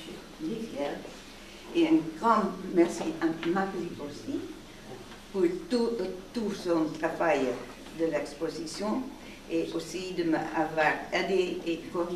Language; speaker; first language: French; non-native, fluent; Dutch